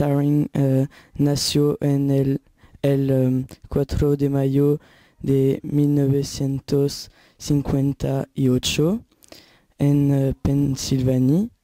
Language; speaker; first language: Spanish; non-native, learner; French